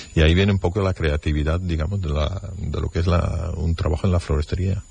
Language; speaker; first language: Spanish; non-native, fluent; Dutch